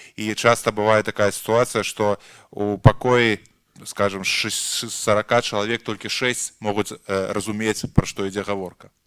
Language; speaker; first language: Belarusian; non-native, local second language; Russian